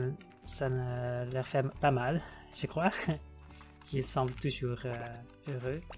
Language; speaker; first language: French; non-native, learner; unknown